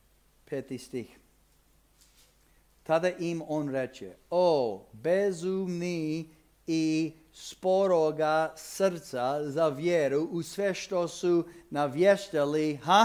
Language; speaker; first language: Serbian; non-native, fluent; English